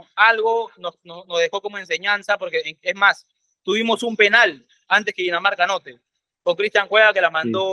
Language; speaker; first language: Spanish; native; Spanish